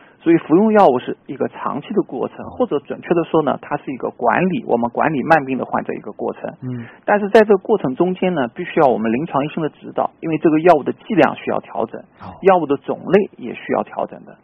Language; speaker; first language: Chinese; native; Chinese